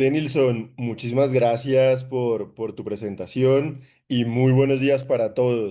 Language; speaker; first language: Spanish; native; Spanish